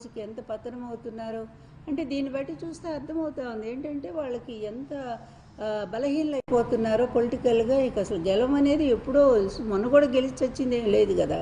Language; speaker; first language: Telugu; native; Telugu